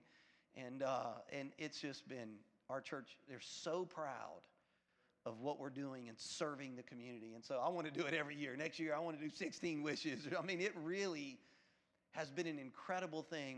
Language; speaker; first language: English; native; English